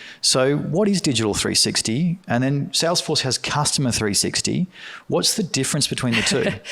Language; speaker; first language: English; native; English